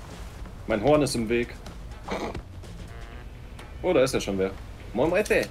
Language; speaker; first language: German; native; German